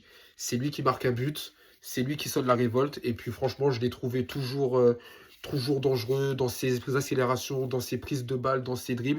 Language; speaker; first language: French; native; French